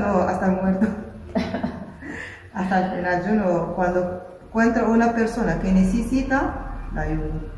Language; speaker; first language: Spanish; non-native, local second language; Arabic